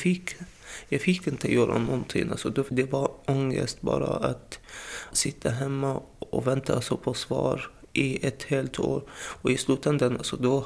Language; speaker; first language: Swedish; non-native, fluent; Arabic